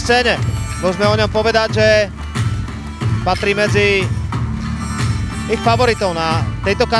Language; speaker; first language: Slovak; native; Slovak